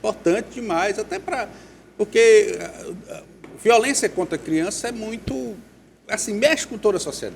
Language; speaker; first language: Portuguese; native; Portuguese